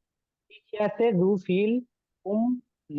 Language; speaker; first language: German; non-native, learner; Urdu